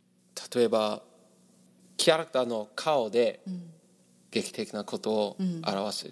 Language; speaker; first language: Japanese; non-native, learner; English